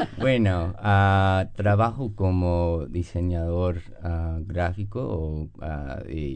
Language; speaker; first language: Spanish; non-native, learner; English